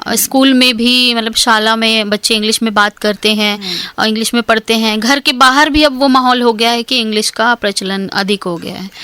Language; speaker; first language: Hindi; native; Hindi